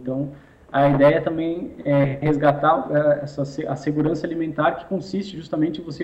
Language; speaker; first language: Portuguese; native; Portuguese